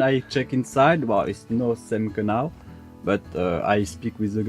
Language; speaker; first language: English; non-native, learner; French